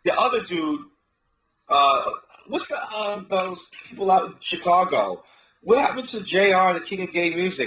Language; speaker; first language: English; native; English